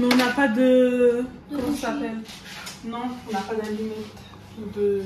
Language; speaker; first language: French; native; French